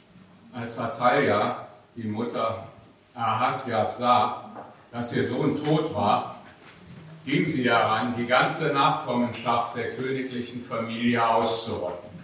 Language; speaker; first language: German; native; German